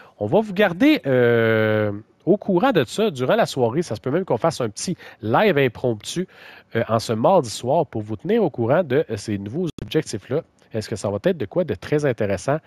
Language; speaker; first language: French; native; French